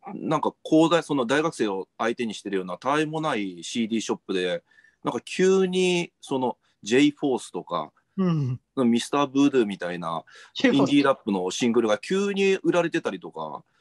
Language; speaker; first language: Japanese; native; Japanese